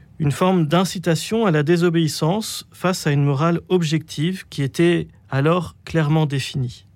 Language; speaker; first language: French; native; French